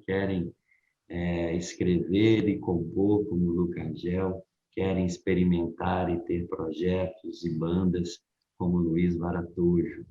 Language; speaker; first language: Portuguese; native; Portuguese